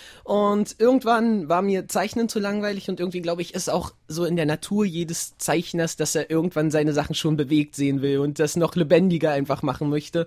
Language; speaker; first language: German; native; German